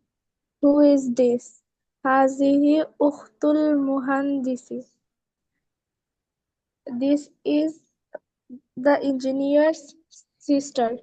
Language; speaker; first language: English; non-native, learner; Bangla